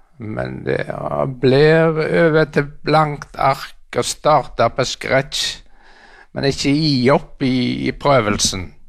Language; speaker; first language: Norwegian; native; Norwegian